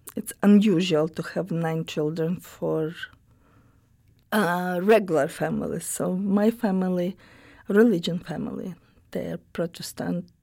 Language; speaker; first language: English; non-native, learner; Ukrainian